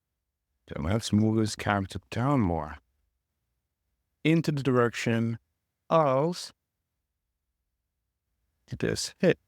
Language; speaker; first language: English; native; English